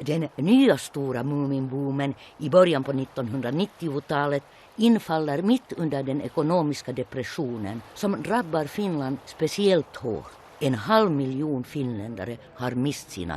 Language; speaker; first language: Swedish; native; Swedish